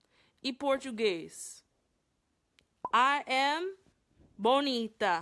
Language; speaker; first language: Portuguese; non-native, fluent; English